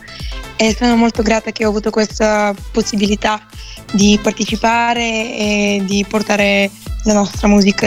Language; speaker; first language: Italian; non-native, fluent; Bulgarian